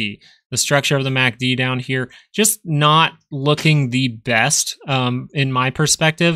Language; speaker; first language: English; native; English